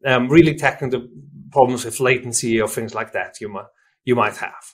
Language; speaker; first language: English; non-native, fluent; German